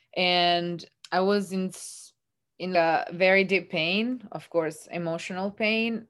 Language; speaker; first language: English; non-native, fluent; Italian